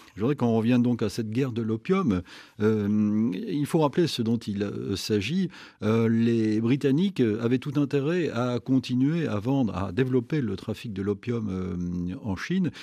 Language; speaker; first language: French; native; French